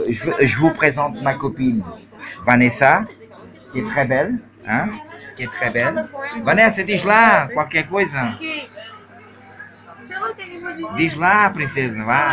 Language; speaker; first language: French; non-native, learner; Portuguese